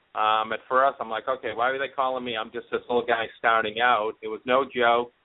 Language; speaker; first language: English; native; English